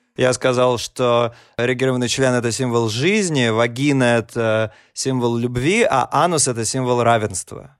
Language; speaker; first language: Russian; native; Russian